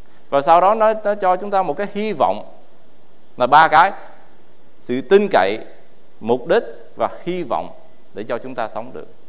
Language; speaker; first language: Vietnamese; early bilingual, heritage; Vietnamese